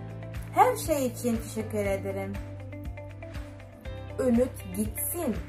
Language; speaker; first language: Turkish; non-native, fluent; Arabic